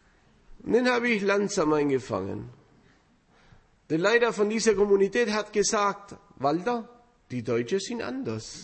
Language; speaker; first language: German; non-native, fluent; Spanish